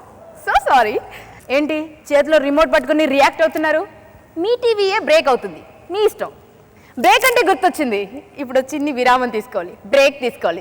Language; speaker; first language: Telugu; native; Telugu